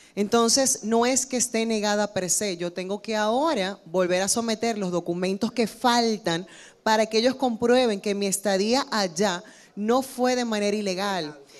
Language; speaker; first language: Spanish; native; Spanish